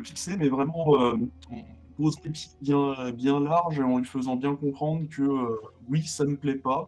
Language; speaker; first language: French; native; French